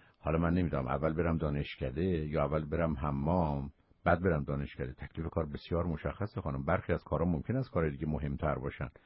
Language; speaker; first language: Persian; native; Persian